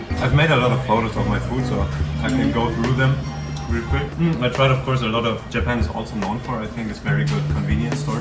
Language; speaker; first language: English; non-native, fluent; German